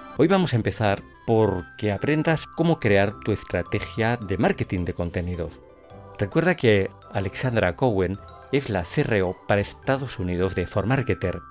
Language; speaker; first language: Spanish; native; Spanish